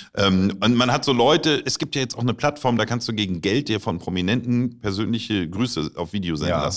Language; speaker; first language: German; native; German